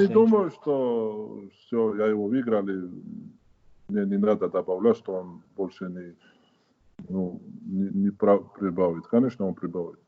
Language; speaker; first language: Russian; non-native, fluent; Georgian